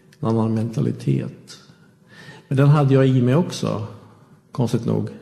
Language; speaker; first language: Swedish; native; Swedish